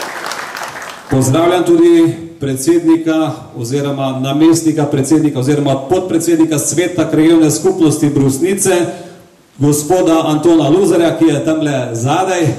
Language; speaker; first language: Slovenian; native; Slovenian